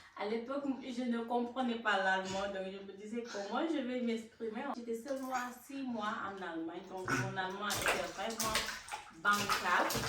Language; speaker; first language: French; non-native, local second language; Wolof